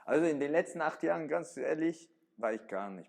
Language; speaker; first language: German; early bilingual, other home language; Italian